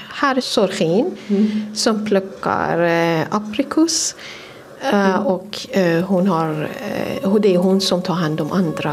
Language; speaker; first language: Swedish; non-native, fluent; Persian